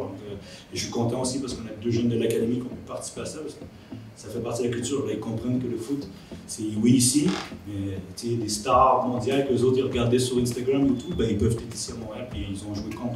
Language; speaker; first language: French; native; French